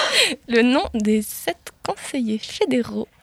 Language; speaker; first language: French; native; French